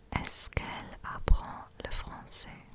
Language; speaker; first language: French; non-native, learner; English